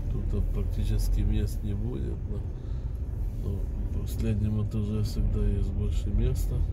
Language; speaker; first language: Russian; non-native, local second language; Ukrainian